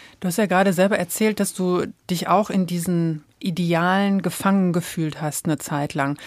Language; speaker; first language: German; native; German